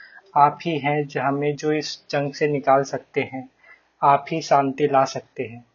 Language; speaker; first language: Hindi; native; Hindi